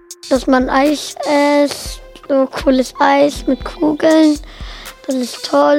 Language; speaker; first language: German; non-native, local second language; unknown